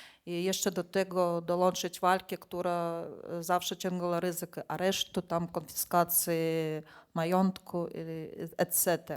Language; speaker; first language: Polish; non-native, fluent; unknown